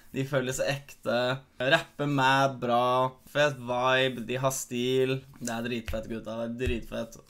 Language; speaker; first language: Norwegian; early bilingual, other home language; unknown